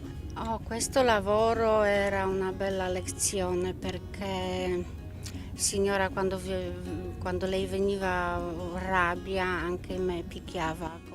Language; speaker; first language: Italian; non-native, learner; Polish